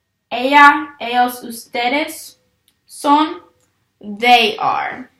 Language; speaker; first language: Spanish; non-native, learner; English